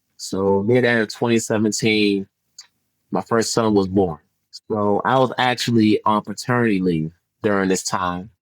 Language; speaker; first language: English; early bilingual, other home language; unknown